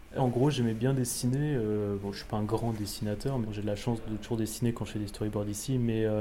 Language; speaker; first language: French; native; French